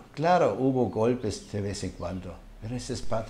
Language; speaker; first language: Spanish; non-native, fluent; German